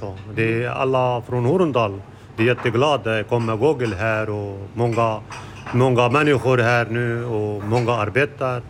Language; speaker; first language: Swedish; non-native, learner; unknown